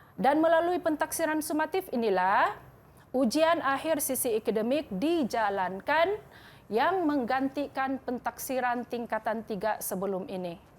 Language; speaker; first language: Malay; non-native, local second language; Central Dusun